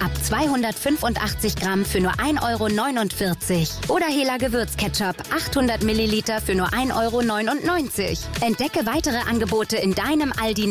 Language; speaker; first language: German; native; German